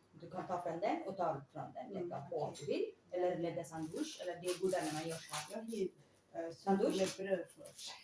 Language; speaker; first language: Swedish; non-native, learner; Thai